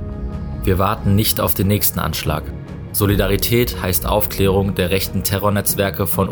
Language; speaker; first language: German; native; German